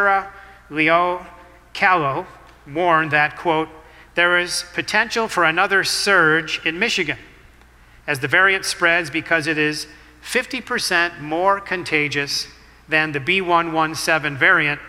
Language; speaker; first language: English; native; English